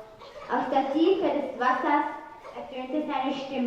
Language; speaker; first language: German; native; German